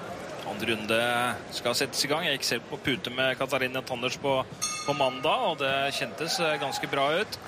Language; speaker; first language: Norwegian; native; Norwegian